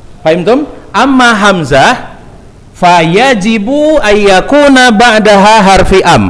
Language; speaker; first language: Arabic; non-native, fluent; Indonesian